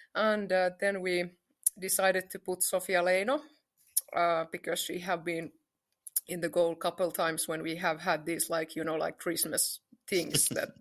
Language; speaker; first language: English; non-native, fluent; Finnish